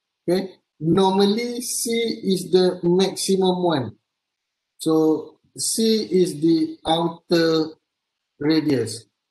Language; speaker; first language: English; non-native, local second language; Malay